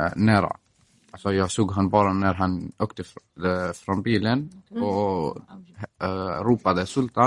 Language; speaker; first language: Swedish; non-native, fluent; Arabic